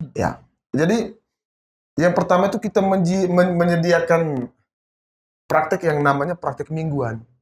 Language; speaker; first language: Indonesian; non-native, local second language; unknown